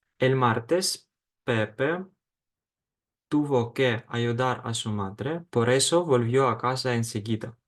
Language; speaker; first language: Spanish; non-native, fluent; Ukrainian